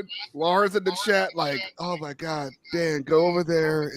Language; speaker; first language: English; native; English